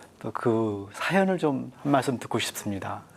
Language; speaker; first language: Korean; native; Korean